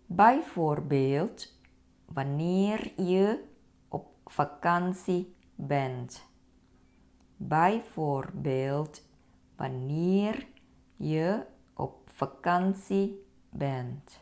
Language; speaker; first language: Dutch; non-native, fluent; Thai